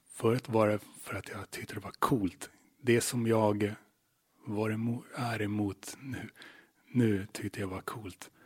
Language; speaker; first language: Swedish; native; Swedish